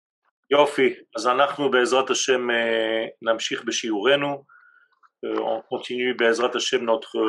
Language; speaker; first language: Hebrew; non-native, fluent; French